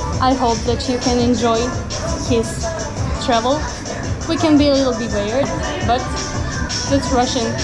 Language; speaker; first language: English; non-native, learner; Russian